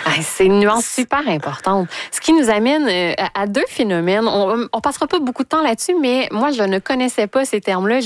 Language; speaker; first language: French; native; French